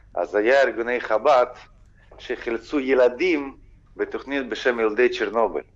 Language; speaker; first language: Hebrew; early bilingual, other home language; Ukrainian